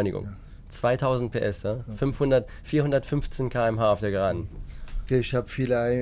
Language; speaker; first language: German; native; German